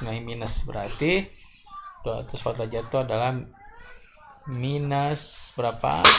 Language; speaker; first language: Indonesian; native; Indonesian